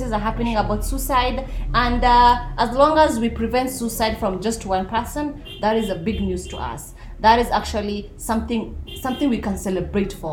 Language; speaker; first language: English; non-native, local second language; Somali